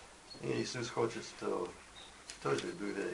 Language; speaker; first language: Russian; non-native, learner; English